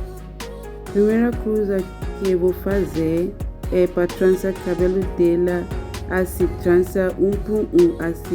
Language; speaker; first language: Portuguese; non-native, learner; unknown